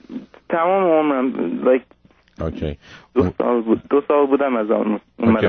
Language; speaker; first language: Persian; early bilingual, heritage; Persian